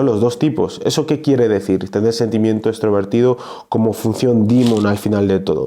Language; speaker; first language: Spanish; native; Spanish